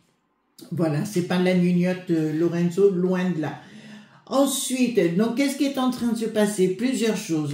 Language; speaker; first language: French; native; French